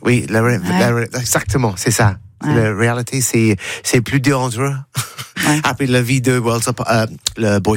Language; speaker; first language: French; non-native, learner; English